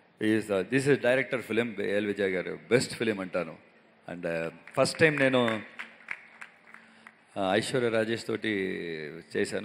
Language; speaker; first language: Telugu; non-native, local second language; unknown